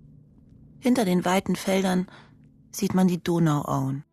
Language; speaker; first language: German; native; German